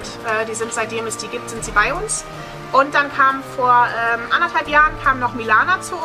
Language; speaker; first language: German; native; German